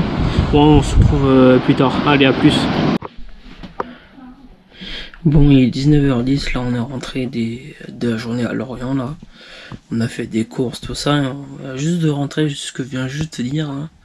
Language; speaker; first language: French; native; French